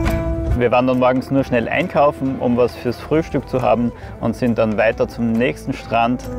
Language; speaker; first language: German; native; German